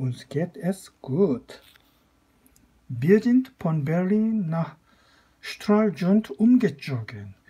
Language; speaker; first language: German; non-native, fluent; Korean